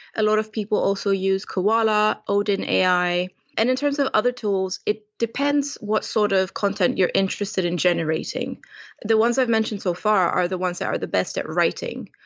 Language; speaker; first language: English; non-native, fluent; Romanian